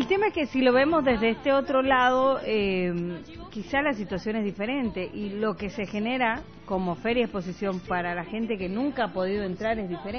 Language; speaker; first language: Spanish; native; Spanish